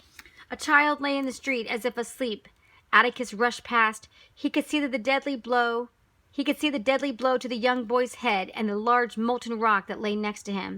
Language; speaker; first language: English; native; English